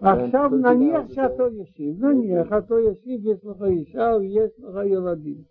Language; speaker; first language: Hebrew; non-native, learner; Russian